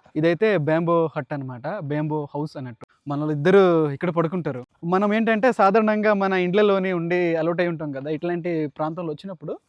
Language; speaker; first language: Telugu; non-native, local second language; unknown